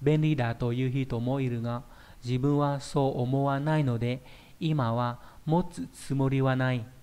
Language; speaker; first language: Japanese; non-native, fluent; Vietnamese